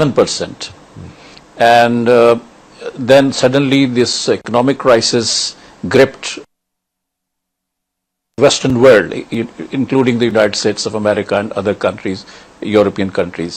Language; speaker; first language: English; non-native, local second language; Urdu